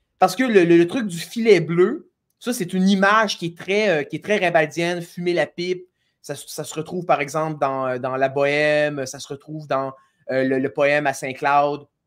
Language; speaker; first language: French; native; French